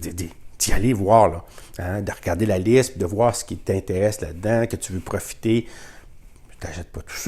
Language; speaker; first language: French; native; French